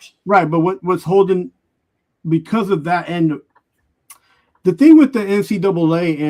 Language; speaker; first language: English; native; English